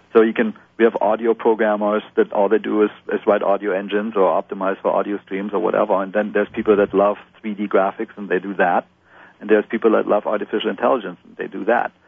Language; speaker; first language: English; non-native, fluent; German